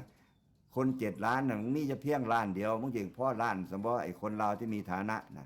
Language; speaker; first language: Thai; non-native, local second language; Lao